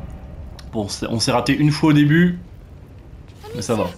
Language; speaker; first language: French; native; French